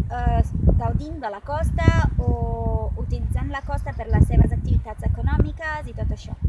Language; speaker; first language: Catalan; non-native, fluent; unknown